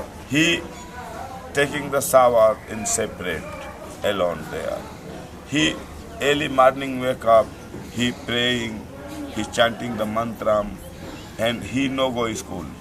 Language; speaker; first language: English; non-native, learner; Hindi